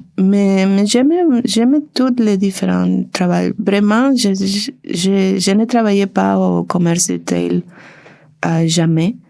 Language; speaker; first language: French; non-native, learner; Spanish